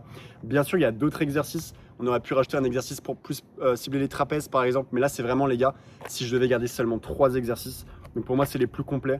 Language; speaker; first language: French; native; French